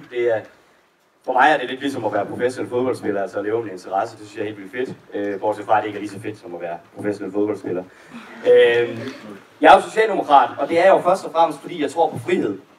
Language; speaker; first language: Danish; native; Danish